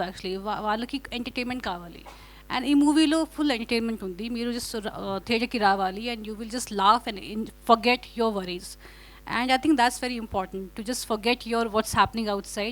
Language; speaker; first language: Telugu; non-native, fluent; Hindi